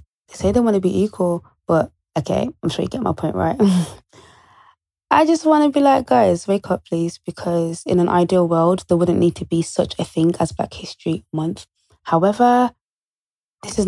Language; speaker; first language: English; native; English